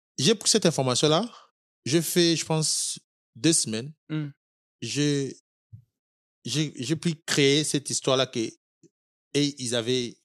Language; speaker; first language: French; non-native, local second language; Lingala